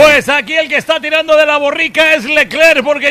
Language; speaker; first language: Spanish; native; Spanish